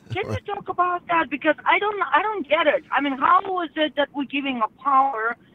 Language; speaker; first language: English; non-native, fluent; Russian